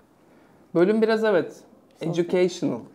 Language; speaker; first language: Turkish; native; Turkish